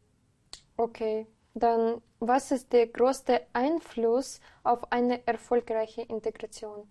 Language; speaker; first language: German; non-native, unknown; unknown